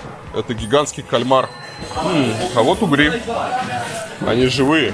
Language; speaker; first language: Russian; native; Russian